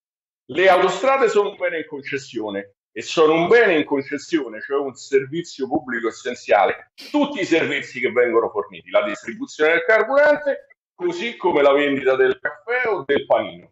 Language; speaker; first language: Italian; native; Italian